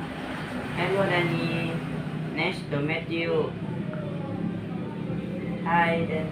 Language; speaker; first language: English; non-native, learner; Indonesian